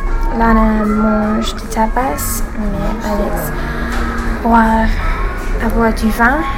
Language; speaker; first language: French; non-native, learner; English